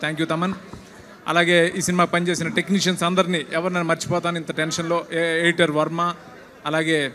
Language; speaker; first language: Telugu; native; Telugu